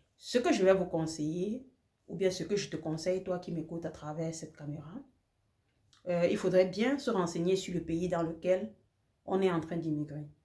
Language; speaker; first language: French; native; French